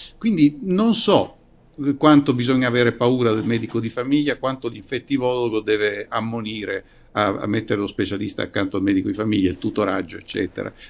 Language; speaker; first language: Italian; native; Italian